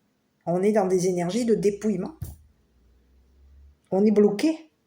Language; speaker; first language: French; native; French